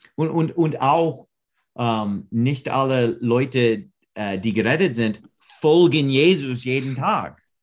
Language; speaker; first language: German; non-native, learner; English